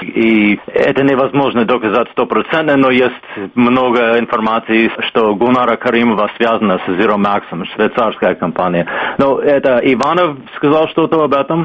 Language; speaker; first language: Russian; non-native, fluent; English